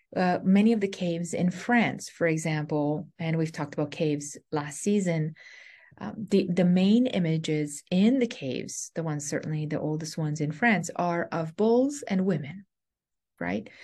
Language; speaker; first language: English; native; English